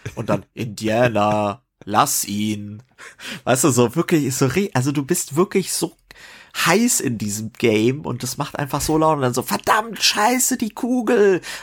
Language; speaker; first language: German; native; German